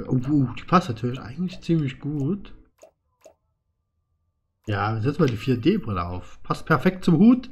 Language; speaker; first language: German; native; German